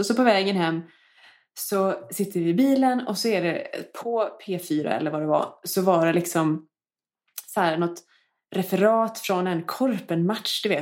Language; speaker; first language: Swedish; native; Swedish